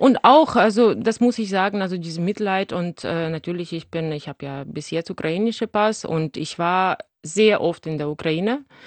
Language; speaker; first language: German; non-native, fluent; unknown